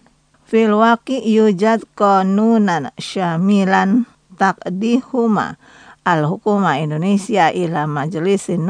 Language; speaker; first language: Arabic; non-native, fluent; Indonesian